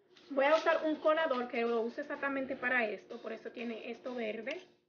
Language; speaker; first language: Spanish; early bilingual, heritage; Spanish